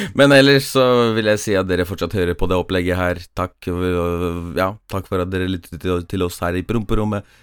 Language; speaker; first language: Norwegian; early bilingual, other home language; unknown